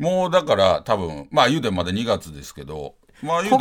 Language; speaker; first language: Japanese; native; Japanese